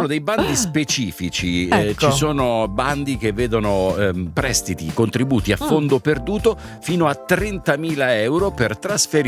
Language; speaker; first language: Italian; native; Italian